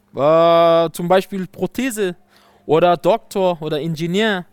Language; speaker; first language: German; non-native, fluent; Persian